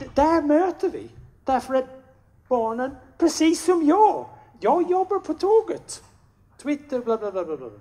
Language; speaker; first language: Swedish; non-native, fluent; English